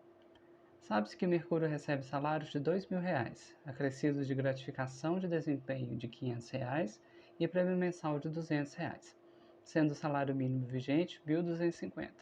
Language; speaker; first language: Portuguese; native; Portuguese